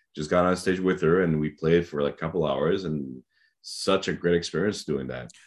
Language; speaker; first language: English; non-native, fluent; French